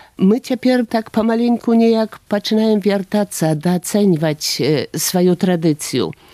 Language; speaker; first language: Belarusian; native; Belarusian